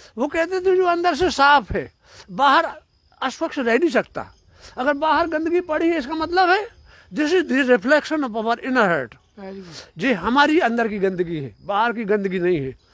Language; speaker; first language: Hindi; native; Hindi